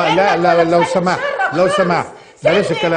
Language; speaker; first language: Arabic; native; Arabic